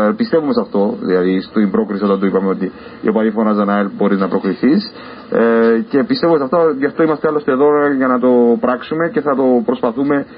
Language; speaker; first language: Greek; native; Greek